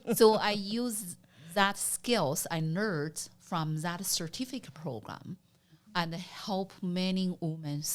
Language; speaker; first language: English; non-native, learner; Chinese